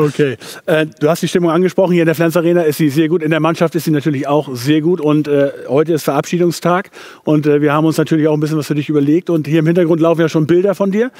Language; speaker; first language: German; native; German